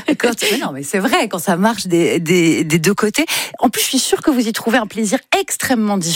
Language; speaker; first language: French; native; French